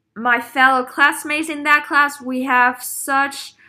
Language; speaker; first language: English; non-native, fluent; Chinese